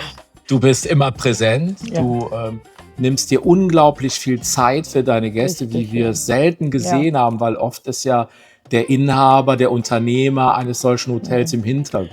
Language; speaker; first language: German; native; German